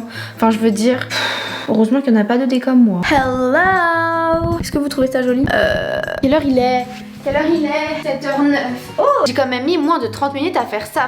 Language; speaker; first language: French; native; French